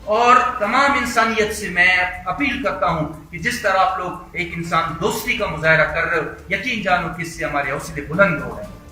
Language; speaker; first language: Urdu; non-native, local second language; Baluchi